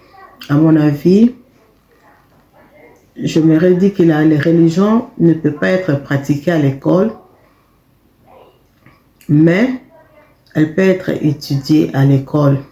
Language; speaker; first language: French; non-native, fluent; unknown